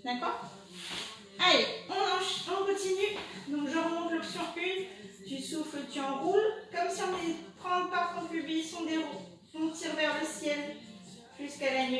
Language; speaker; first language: French; native; French